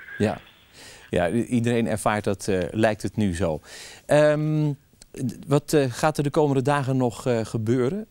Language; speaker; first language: Dutch; native; Dutch